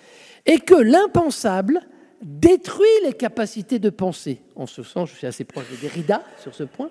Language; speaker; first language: French; native; French